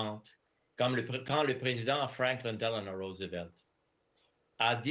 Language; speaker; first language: French; non-native, fluent; English